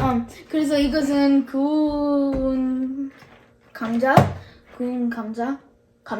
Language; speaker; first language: Korean; early bilingual, heritage; Korean